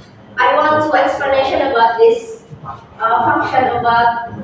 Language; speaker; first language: English; non-native, learner; Indonesian